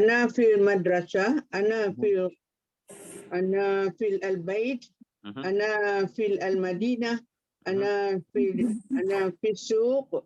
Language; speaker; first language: Arabic; non-native, learner; Malay